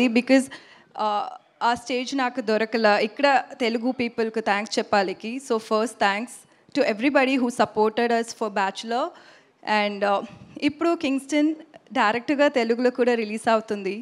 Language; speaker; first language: Telugu; non-native, learner; Tamil